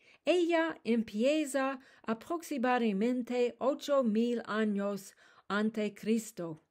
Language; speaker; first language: Spanish; non-native, learner; English